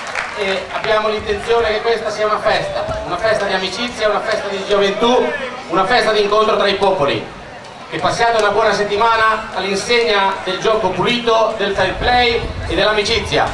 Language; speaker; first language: Italian; native; Italian